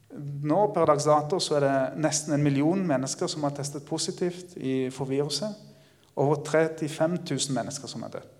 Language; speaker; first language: Norwegian; early bilingual, other home language; Spanish